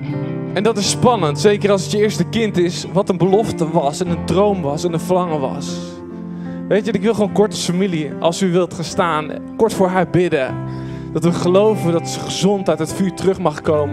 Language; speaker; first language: Dutch; native; Dutch